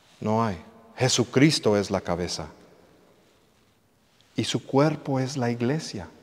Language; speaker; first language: Spanish; early bilingual, heritage; English